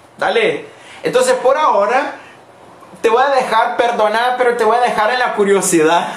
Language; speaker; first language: Spanish; non-native, fluent; Portuguese